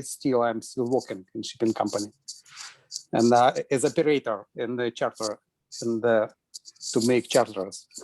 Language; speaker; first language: English; non-native, learner; Russian